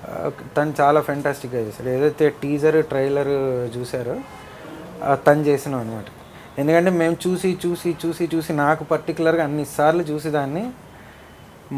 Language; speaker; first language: Telugu; native; Telugu